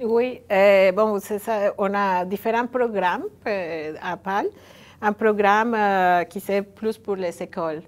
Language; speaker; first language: French; non-native, fluent; Spanish